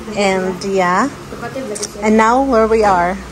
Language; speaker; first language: English; non-native, local second language; Filipino